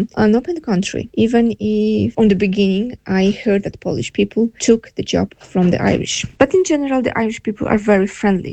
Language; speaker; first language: English; non-native, fluent; Polish